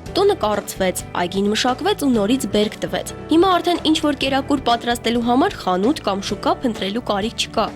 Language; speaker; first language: Armenian; native; Armenian